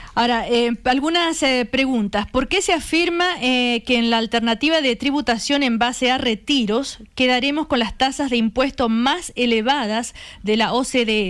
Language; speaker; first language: Spanish; native; Spanish